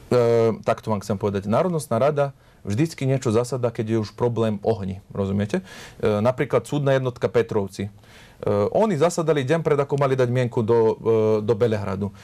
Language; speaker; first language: Slovak; native; Slovak